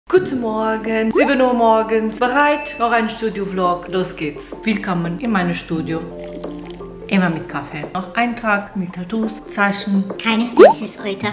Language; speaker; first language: German; non-native, fluent; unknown